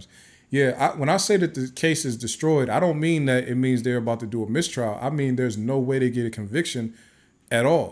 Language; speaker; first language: English; native; English